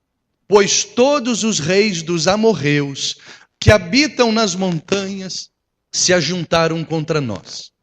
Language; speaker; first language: Portuguese; native; Portuguese